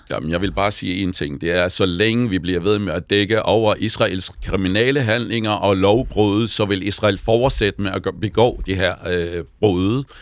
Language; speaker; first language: Danish; non-native, fluent; Arabic